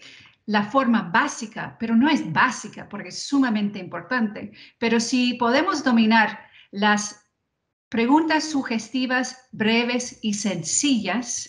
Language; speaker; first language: Spanish; non-native, fluent; English